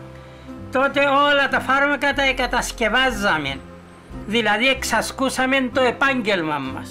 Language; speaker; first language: Greek; native; Greek